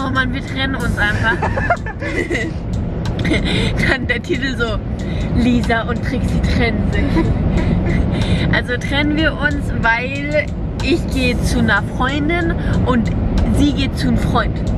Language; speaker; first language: German; early bilingual, heritage; German